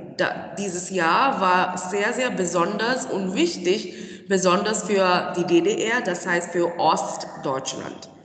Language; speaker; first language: German; non-native, fluent; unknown